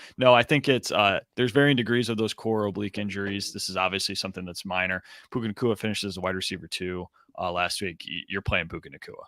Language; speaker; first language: English; native; English